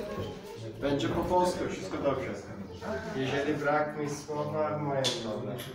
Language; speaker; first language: Polish; non-native, learner; English